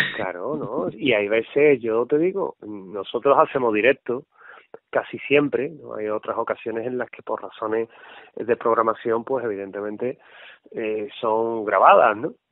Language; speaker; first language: Spanish; native; Spanish